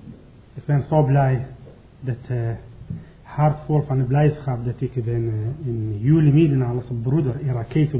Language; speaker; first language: Dutch; non-native, learner; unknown